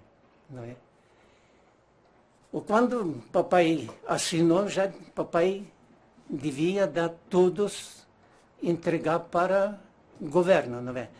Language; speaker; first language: Portuguese; non-native, learner; Ukrainian